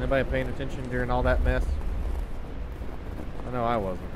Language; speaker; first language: English; native; English